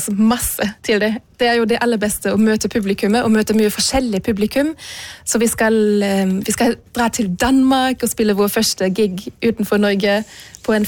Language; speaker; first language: Norwegian; non-native, fluent; German